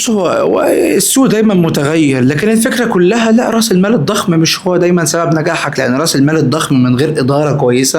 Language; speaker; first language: Arabic; native; Arabic